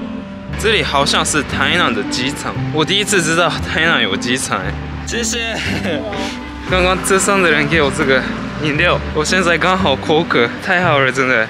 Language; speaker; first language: Chinese; early bilingual, heritage; Japanese